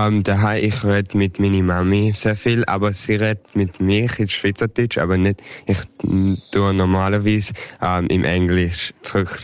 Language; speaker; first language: German; early bilingual, heritage; English